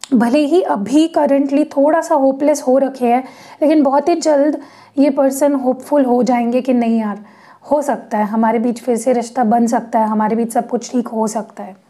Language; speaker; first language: Hindi; non-native, local second language; Marathi